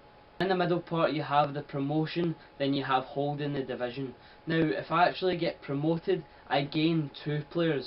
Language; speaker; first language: English; native; English